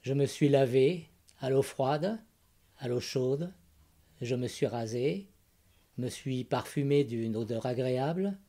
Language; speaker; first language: French; native; French